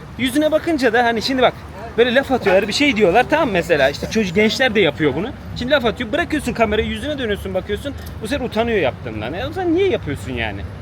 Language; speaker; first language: Turkish; native; Turkish